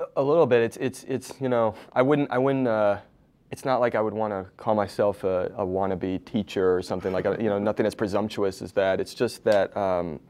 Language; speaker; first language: English; native; English